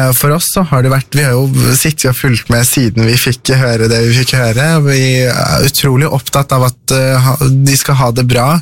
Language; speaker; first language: Norwegian; early bilingual, other home language; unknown